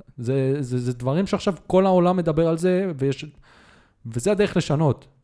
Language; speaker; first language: Hebrew; native; Hebrew